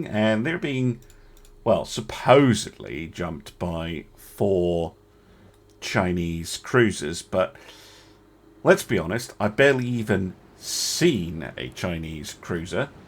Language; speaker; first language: English; native; English